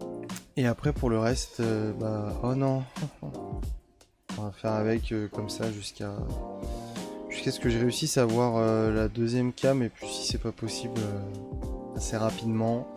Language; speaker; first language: French; native; French